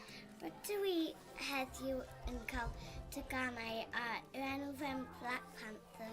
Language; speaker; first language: Welsh; non-native, local second language; English